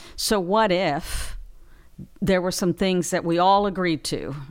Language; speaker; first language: English; native; English